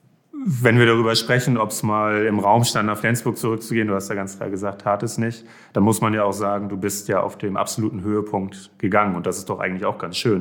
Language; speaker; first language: German; native; German